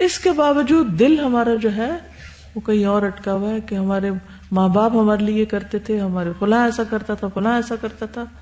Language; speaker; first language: Urdu; native; Urdu